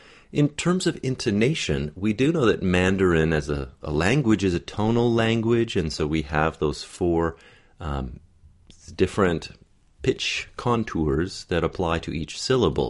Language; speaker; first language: English; native; English